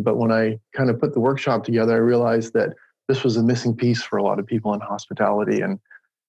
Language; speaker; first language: English; native; English